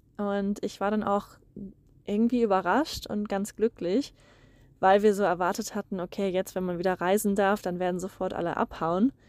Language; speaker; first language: German; native; German